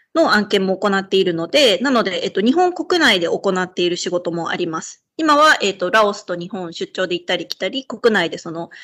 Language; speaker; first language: Japanese; native; Japanese